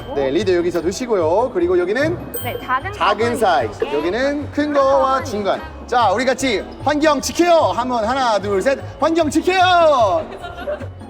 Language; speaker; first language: Korean; non-native, fluent; French